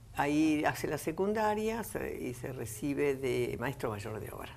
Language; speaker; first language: Spanish; native; Spanish